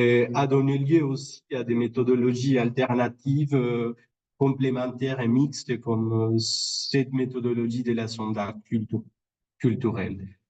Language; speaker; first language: French; non-native, fluent; Spanish